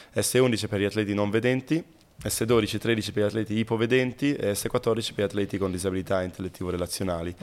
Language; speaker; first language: Italian; native; Italian